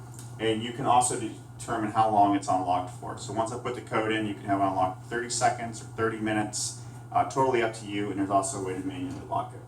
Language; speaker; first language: English; native; English